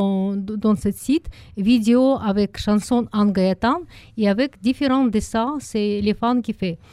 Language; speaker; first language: French; non-native, learner; Russian